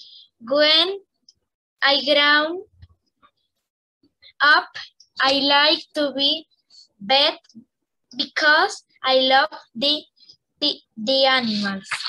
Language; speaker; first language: English; non-native, learner; Spanish